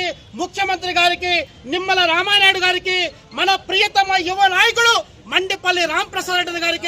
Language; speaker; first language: Telugu; native; Telugu